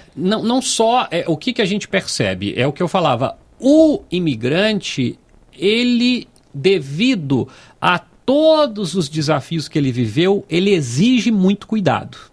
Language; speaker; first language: Portuguese; native; Portuguese